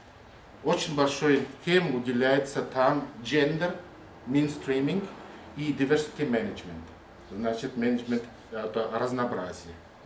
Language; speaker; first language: Russian; non-native, fluent; Mongolian